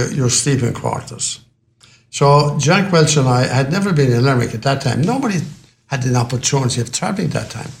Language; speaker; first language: English; native; English